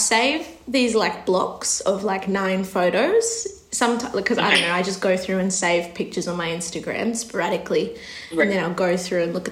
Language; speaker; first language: English; native; English